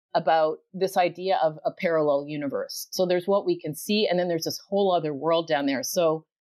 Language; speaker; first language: English; native; English